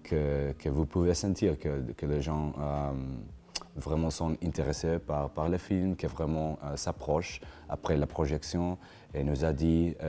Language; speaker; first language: French; non-native, learner; Spanish